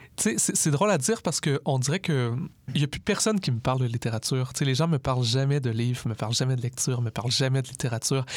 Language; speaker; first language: French; native; French